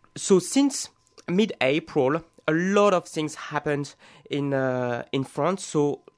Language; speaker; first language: English; non-native, fluent; French